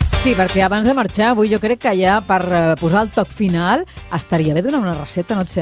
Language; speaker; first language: Catalan; native; Catalan